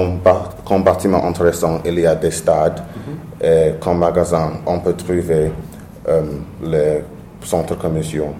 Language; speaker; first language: French; non-native, learner; English